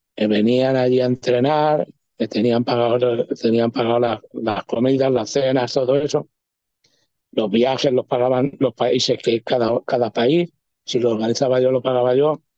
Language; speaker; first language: Spanish; native; Spanish